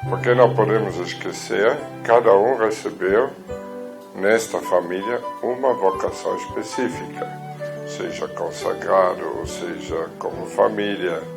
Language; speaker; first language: Portuguese; non-native, fluent; German